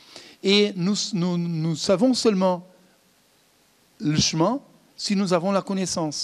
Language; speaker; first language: French; non-native, fluent; Portuguese